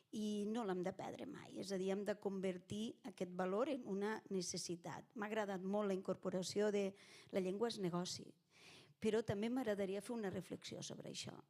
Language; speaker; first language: Catalan; native; Catalan